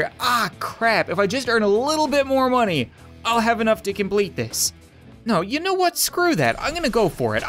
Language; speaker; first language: English; native; English